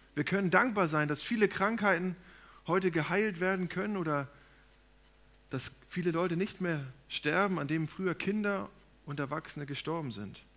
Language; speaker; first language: German; native; German